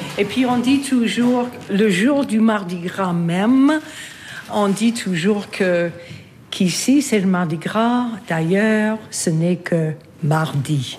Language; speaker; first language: French; non-native, fluent; English